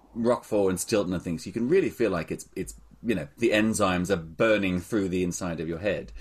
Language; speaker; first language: English; native; English